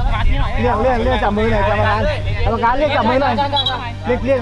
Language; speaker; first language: Thai; native; Thai